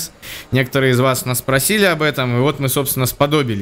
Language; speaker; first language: Russian; native; Russian